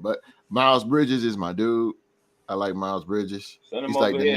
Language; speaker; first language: English; native; English